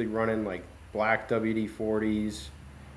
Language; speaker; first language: English; native; English